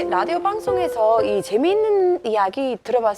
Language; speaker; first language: Korean; non-native, fluent; English